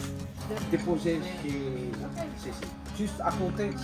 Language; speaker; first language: French; non-native, local second language; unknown